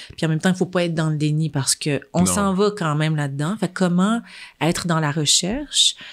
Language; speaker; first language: French; native; French